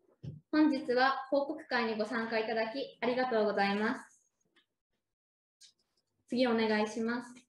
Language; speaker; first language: Japanese; native; Japanese